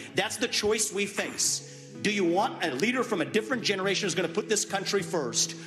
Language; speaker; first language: English; native; English